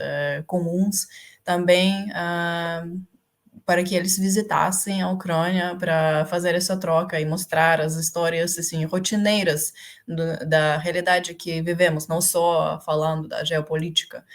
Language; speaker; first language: Portuguese; non-native, fluent; Ukrainian